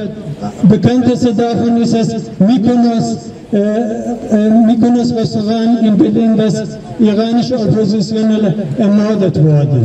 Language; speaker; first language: German; non-native, learner; Persian